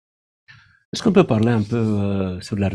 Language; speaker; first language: French; non-native, fluent; Romanian